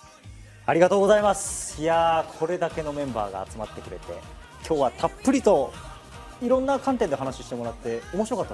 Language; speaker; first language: Japanese; native; Japanese